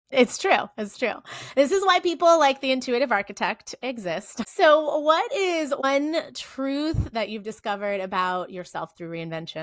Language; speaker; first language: English; native; English